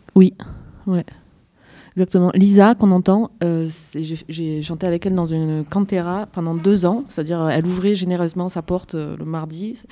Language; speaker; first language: French; native; French